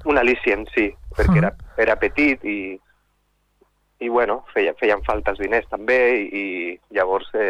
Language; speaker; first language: Catalan; non-native, local second language; Spanish